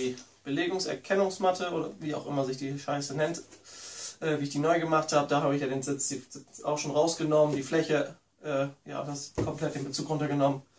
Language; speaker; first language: German; native; German